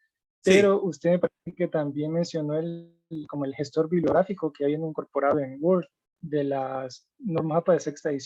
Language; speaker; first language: Spanish; native; Spanish